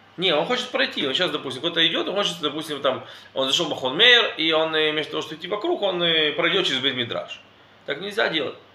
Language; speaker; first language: Russian; early bilingual, heritage; Russian